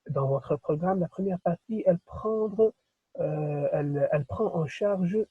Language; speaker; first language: French; non-native, local second language; Arabic